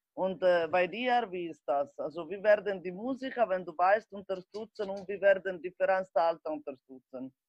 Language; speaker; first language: German; non-native, fluent; Italian